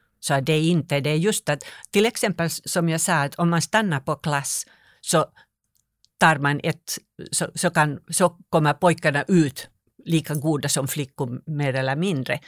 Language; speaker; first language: Swedish; non-native, local second language; Finnish